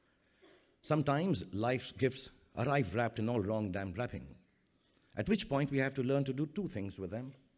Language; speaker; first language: English; non-native, local second language; Hindi